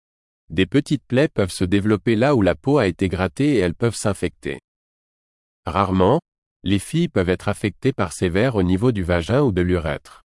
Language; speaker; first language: French; native; French